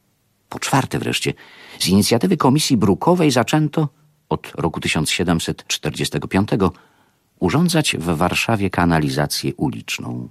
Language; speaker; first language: Polish; native; Polish